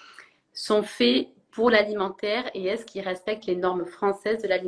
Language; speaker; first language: French; native; French